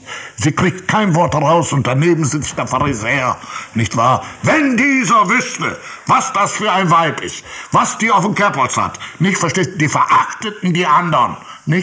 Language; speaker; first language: German; native; German